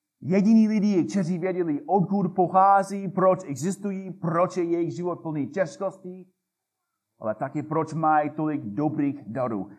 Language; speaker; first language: Czech; non-native, fluent; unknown